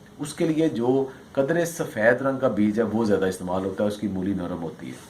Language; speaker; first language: Urdu; non-native, local second language; Punjabi